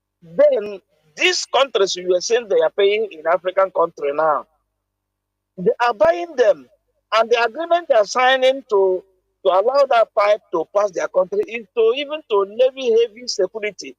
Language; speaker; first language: English; non-native, local second language; Igbo